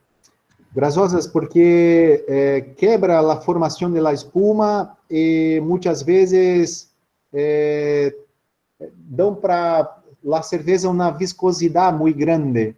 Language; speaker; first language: Spanish; non-native, learner; Portuguese